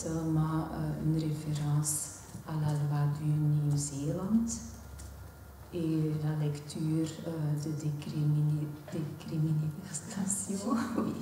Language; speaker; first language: French; non-native, local second language; Dutch